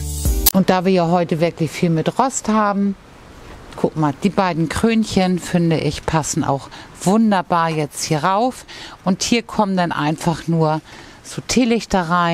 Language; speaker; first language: German; native; German